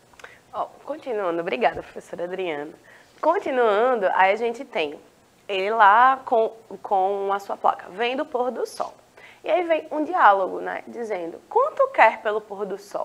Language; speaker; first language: Portuguese; native; Portuguese